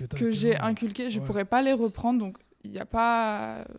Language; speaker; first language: French; native; French